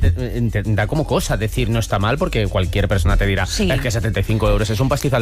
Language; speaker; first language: Spanish; native; Spanish